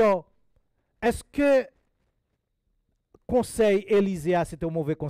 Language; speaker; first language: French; non-native, local second language; Haitian Creole